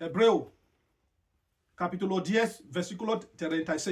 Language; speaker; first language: Spanish; non-native, learner; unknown